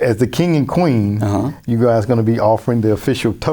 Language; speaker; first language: English; native; English